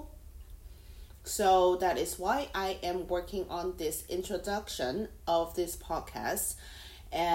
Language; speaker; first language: English; non-native, fluent; Chinese